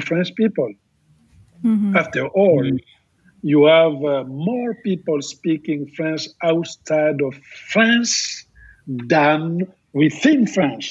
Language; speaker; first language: English; non-native, fluent; French